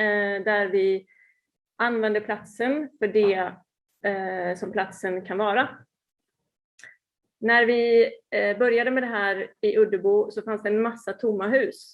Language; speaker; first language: Swedish; native; Swedish